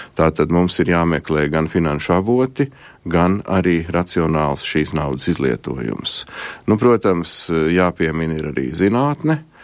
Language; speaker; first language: Latvian; native; Latvian